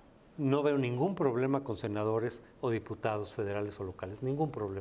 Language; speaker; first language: Spanish; native; Spanish